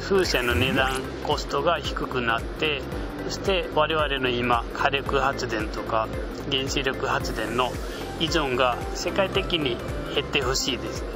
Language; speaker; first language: Japanese; non-native, fluent; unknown